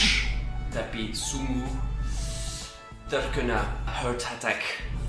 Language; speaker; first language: Indonesian; non-native, learner; French